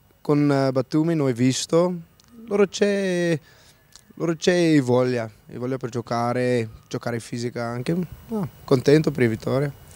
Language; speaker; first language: Italian; non-native, learner; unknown